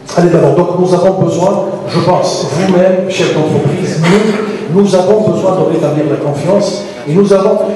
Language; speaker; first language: French; non-native, local second language; Arabic